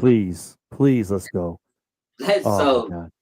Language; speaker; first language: English; native; English